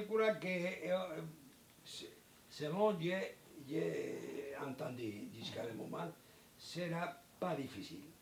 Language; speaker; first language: French; non-native, learner; Spanish